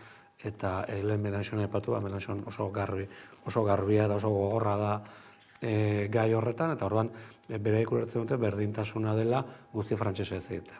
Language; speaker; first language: Basque; native; Basque